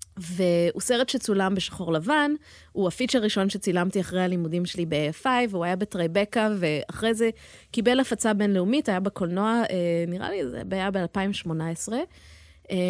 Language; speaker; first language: Hebrew; early bilingual, heritage; Hebrew